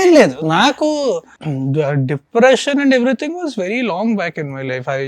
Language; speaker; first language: Telugu; native; Telugu